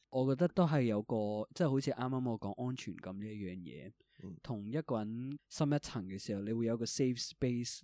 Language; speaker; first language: Cantonese; early bilingual, other home language; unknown